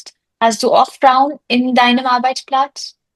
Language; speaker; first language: German; non-native, learner; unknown